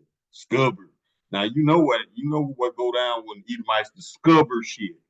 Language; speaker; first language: English; native; English